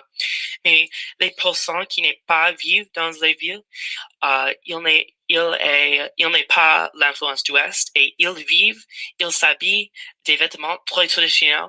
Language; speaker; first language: French; non-native, learner; English